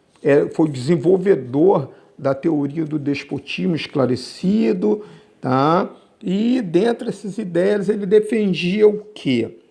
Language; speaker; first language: Portuguese; native; Portuguese